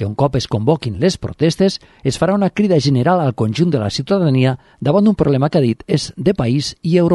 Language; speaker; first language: Catalan; native; Catalan